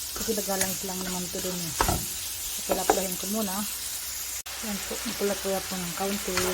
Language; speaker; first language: Filipino; non-native, local second language; Bikol